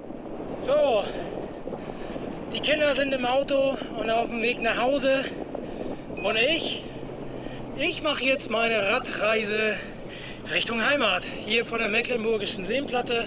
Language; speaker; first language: German; native; German